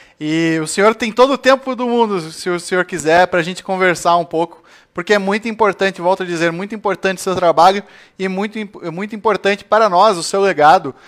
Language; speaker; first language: Portuguese; native; Portuguese